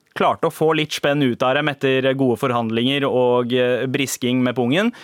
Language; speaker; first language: Norwegian; early bilingual, other home language; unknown